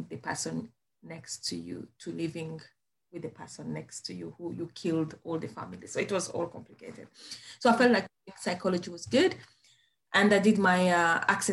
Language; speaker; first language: English; non-native, fluent; Kinyarwanda